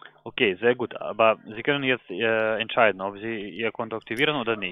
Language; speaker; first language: German; non-native, learner; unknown